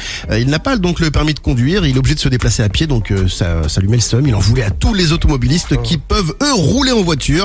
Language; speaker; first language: French; native; French